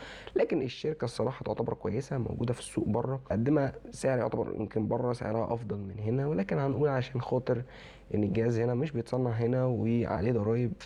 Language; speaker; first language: Arabic; native; Arabic